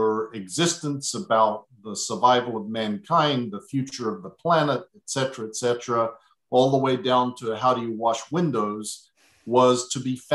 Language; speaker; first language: English; native; English